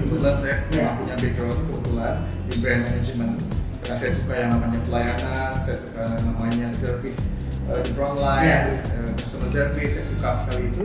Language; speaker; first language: Indonesian; native; Indonesian